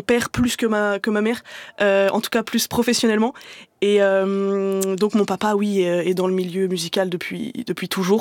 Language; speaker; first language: French; native; French